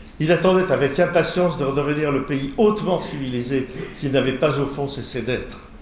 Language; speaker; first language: French; native; French